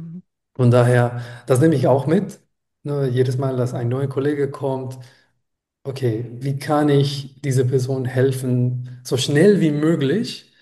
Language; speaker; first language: German; non-native, fluent; Spanish